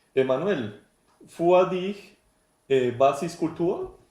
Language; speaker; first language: German; non-native, learner; Spanish